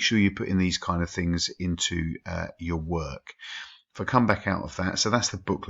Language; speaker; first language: English; native; English